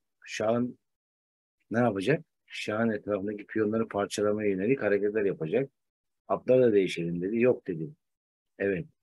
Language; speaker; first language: Turkish; native; Turkish